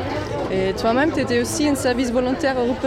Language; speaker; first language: French; non-native, learner; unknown